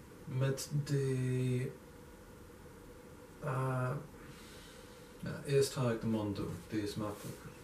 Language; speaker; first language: Dutch; non-native, fluent; English